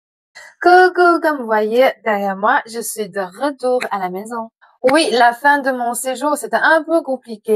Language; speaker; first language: French; non-native, fluent; Chinese